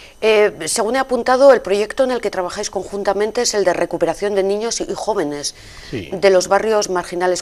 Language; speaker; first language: Spanish; native; Spanish